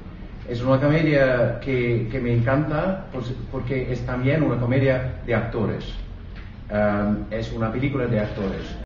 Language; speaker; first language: Spanish; non-native, fluent; English